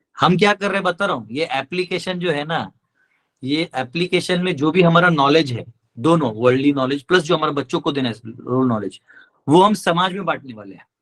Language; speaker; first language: Hindi; non-native, local second language; Marathi